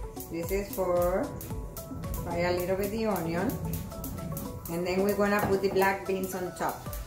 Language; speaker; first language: English; non-native, fluent; Spanish